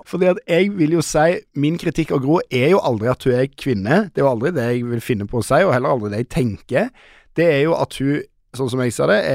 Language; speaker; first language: Norwegian; native; Norwegian